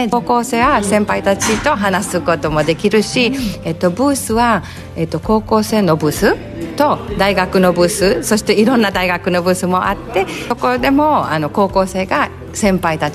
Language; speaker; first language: Japanese; non-native, fluent; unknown